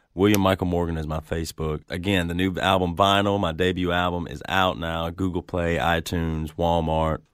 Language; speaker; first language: English; native; English